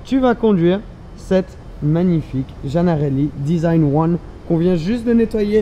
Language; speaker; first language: French; native; French